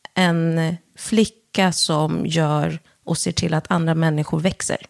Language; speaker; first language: Swedish; early bilingual, other home language; Wolof